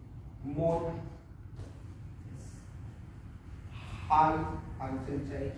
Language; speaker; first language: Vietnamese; non-native, learner; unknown